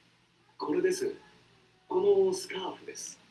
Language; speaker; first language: Japanese; non-native, learner; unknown